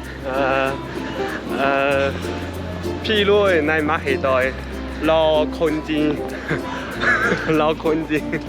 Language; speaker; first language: Thai; non-native, learner; Chinese